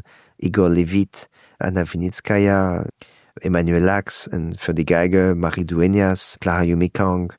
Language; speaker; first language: German; non-native, learner; French